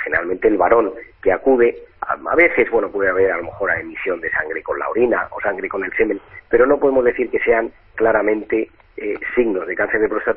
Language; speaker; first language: Spanish; native; Spanish